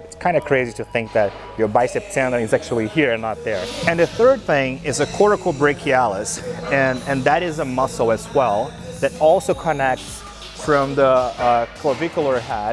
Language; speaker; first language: English; non-native, fluent; Portuguese